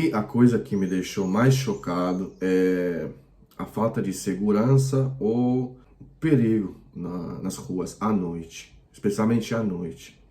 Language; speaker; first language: Portuguese; non-native, fluent; Croatian